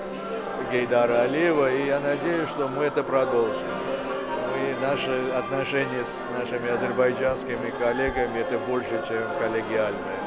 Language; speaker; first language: Russian; non-native, fluent; Georgian